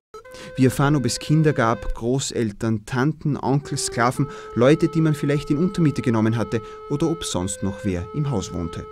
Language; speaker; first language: German; native; German